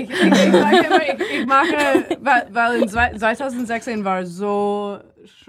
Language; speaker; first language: German; non-native, learner; English